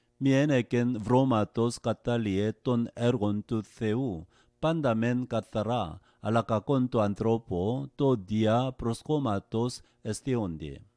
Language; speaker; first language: Greek; non-native, fluent; Korean